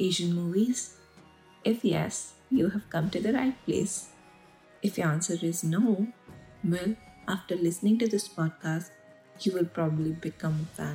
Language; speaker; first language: English; non-native, local second language; Hindi